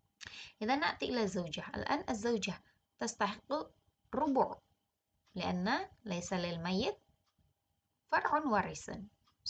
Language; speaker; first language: Arabic; non-native, fluent; Indonesian